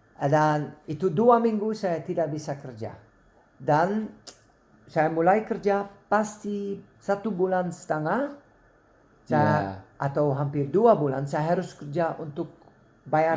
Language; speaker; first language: Indonesian; non-native, learner; Dutch